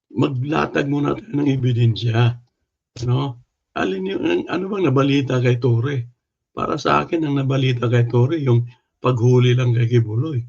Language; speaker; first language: Filipino; non-native, local second language; Cebuano